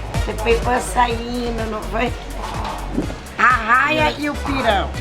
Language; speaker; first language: Portuguese; native; Portuguese